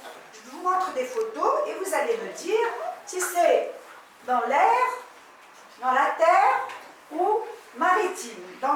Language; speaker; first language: French; non-native, local second language; Arabic